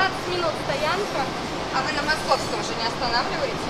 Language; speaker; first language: Russian; native; Russian